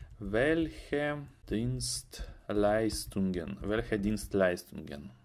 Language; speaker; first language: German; non-native, fluent; Russian